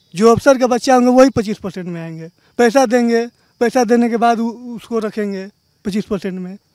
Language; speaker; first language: Hindi; native; Hindi